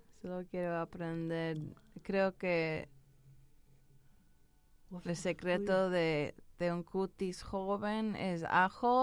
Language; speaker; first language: Spanish; early bilingual, heritage; English